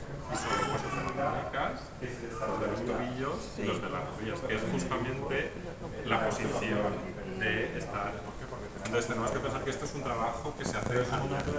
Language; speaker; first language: Spanish; native; Spanish